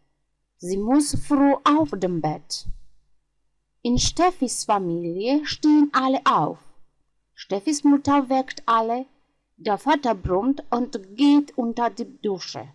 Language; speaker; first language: German; non-native, fluent; Georgian